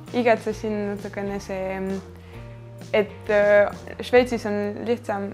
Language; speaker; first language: Estonian; non-native, fluent; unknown